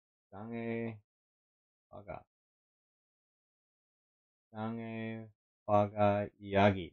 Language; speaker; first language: Korean; non-native, learner; English